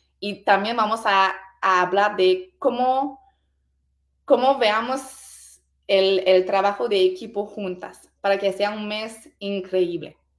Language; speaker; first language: Spanish; non-native, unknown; French